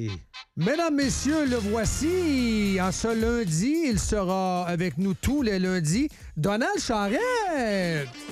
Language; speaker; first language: French; native; French